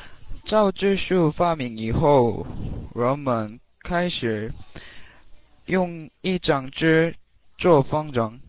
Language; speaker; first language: Chinese; non-native, learner; English